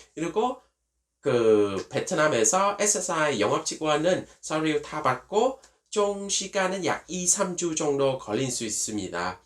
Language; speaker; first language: Korean; non-native, fluent; Vietnamese